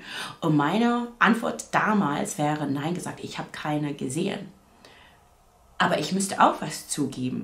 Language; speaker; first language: German; non-native, fluent; English